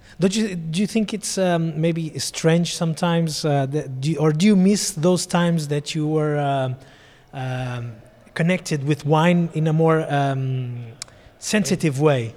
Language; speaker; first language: English; non-native, fluent; Portuguese